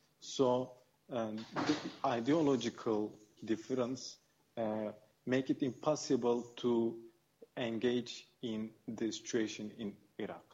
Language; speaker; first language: English; non-native, fluent; Kurdish